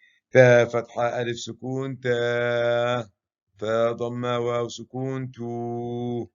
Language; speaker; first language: Arabic; non-native, fluent; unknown